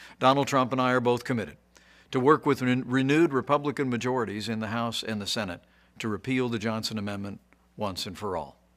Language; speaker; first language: English; native; English